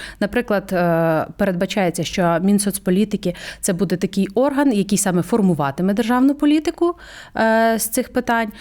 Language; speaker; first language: Ukrainian; native; Ukrainian